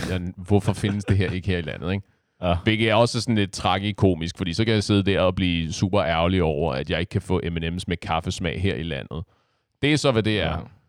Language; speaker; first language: Danish; native; Danish